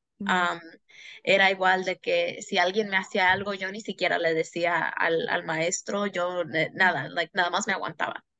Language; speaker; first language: Spanish; early bilingual, heritage; Spanish